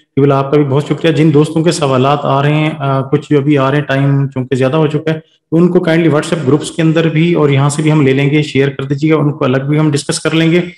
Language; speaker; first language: Urdu; native; Urdu